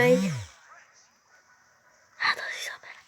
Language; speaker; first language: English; non-native, learner; Slovak